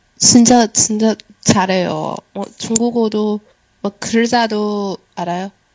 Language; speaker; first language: Korean; non-native, learner; Chinese